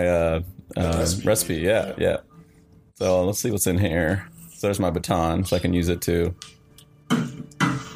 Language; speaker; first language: English; non-native, local second language; Sinhala